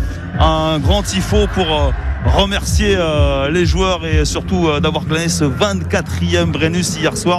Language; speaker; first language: French; native; French